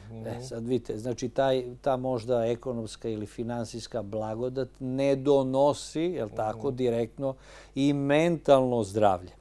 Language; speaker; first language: Bosnian; native; Bosnian